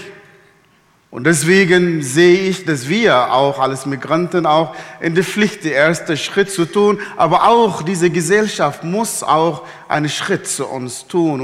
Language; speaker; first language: German; non-native, fluent; Arabic